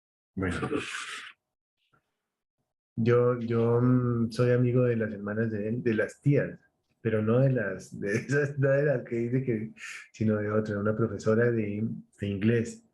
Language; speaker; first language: Spanish; native; Spanish